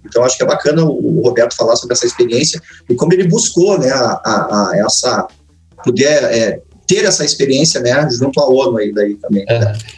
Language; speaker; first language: Portuguese; native; Portuguese